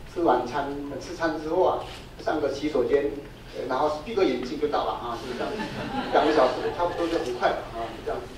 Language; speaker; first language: Chinese; non-native, fluent; Korean